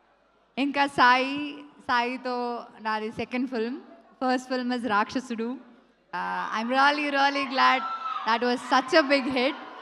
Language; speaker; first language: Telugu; non-native, local second language; Malayalam